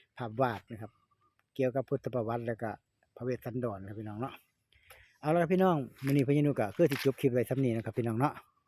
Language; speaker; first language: Thai; native; Thai